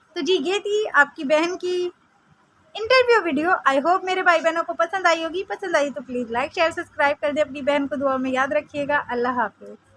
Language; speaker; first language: Hindi; native; Hindi